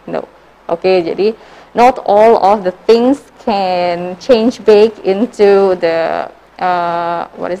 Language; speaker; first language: English; non-native, learner; Indonesian